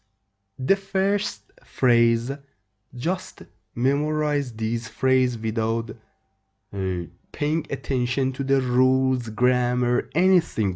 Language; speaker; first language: English; non-native, fluent; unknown